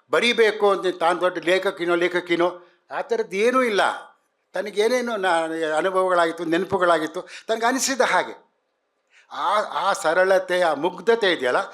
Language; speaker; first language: Kannada; native; Kannada